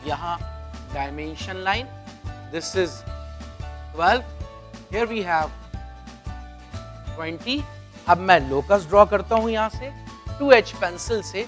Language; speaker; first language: Hindi; native; Hindi